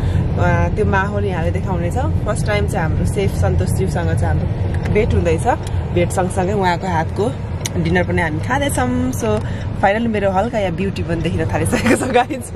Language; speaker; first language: Nepali; native; Nepali